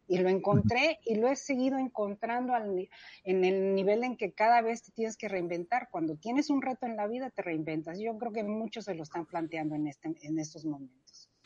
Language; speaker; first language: Spanish; early bilingual, other home language; Cantonese